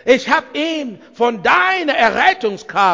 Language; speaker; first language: German; non-native, learner; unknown